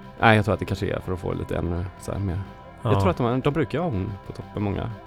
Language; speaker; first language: Swedish; native; Swedish